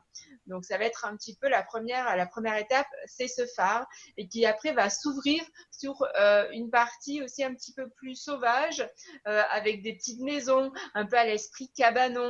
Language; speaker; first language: French; native; French